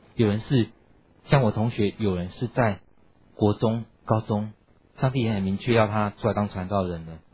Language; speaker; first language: Chinese; native; Chinese